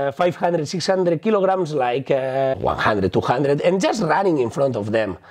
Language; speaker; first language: English; non-native, fluent; Spanish